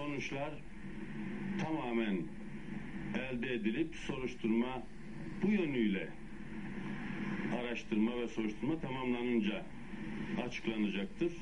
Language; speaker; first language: Turkish; native; Turkish